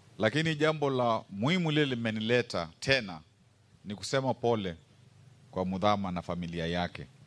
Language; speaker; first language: Swahili; non-native, local second language; Kamba